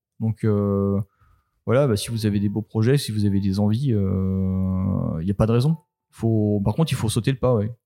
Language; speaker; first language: French; native; French